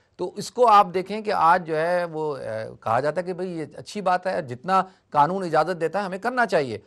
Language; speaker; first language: Urdu; native; Urdu